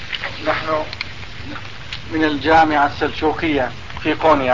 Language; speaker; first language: Arabic; non-native, fluent; Turkish